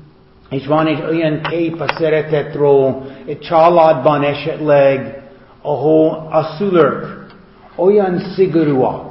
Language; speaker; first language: Hungarian; non-native, fluent; English